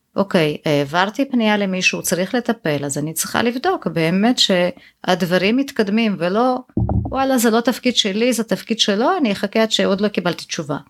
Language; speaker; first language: Hebrew; native; Hebrew